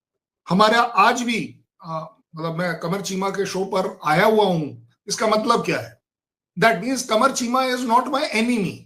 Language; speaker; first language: Hindi; native; Hindi